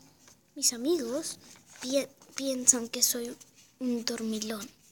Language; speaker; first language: Spanish; non-native, learner; German